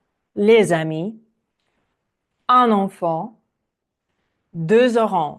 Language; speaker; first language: French; non-native, fluent; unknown